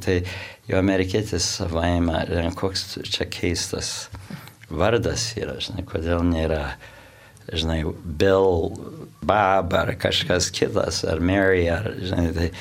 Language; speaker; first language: Lithuanian; early bilingual, heritage; Lithuanian